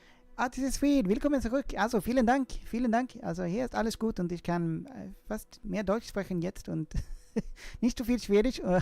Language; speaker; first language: German; non-native, learner; Swedish